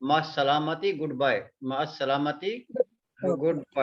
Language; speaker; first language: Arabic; non-native, fluent; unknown